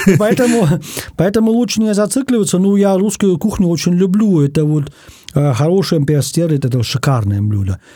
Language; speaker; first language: Russian; non-native, fluent; German